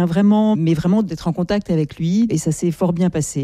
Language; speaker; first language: French; native; French